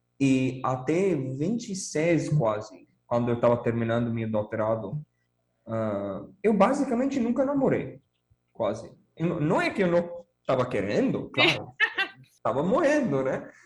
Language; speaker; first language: Portuguese; non-native, fluent; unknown